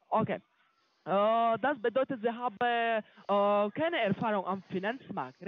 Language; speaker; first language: German; non-native, learner; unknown